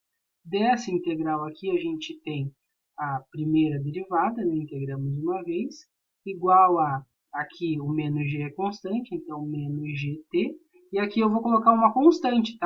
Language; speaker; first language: Portuguese; native; Portuguese